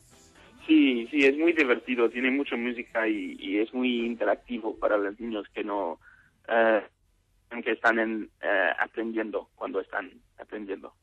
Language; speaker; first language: Spanish; non-native, learner; English